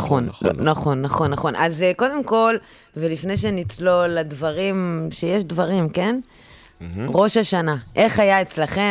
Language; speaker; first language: Hebrew; native; Hebrew